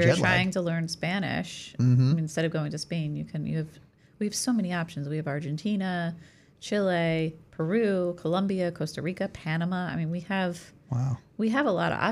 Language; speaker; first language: English; native; English